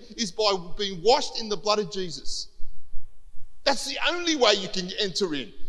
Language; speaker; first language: English; early bilingual, other home language; Greek